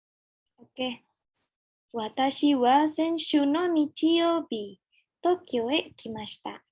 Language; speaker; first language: Japanese; non-native, fluent; Indonesian